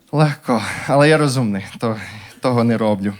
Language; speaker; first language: Ukrainian; non-native, fluent; English